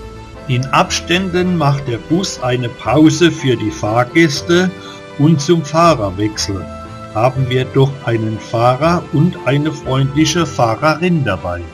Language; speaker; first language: German; native; German